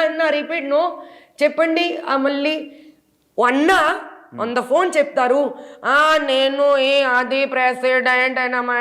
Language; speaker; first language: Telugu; non-native, local second language; Hindi